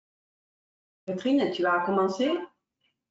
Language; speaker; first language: French; non-native, fluent; Italian